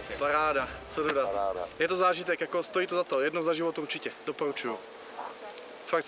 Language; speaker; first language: Czech; native; Czech